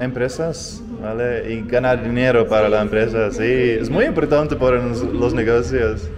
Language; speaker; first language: Spanish; non-native, learner; Dutch